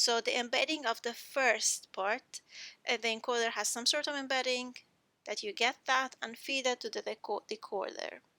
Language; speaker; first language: English; non-native, fluent; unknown